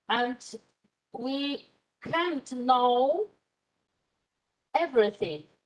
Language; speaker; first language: English; non-native, fluent; Polish